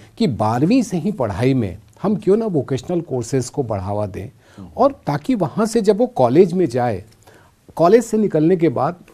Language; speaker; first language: Hindi; native; Hindi